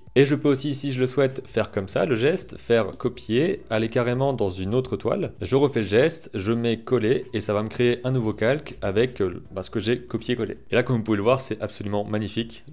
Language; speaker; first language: French; native; French